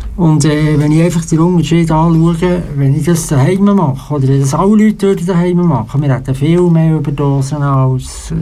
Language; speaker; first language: German; native; German